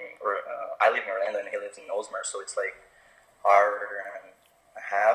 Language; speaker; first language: English; non-native, fluent; Portuguese